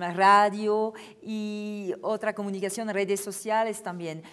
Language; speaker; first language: Spanish; non-native, fluent; French